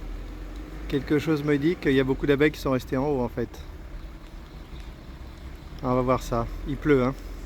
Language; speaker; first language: French; native; French